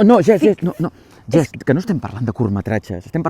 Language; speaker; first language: Catalan; native; Catalan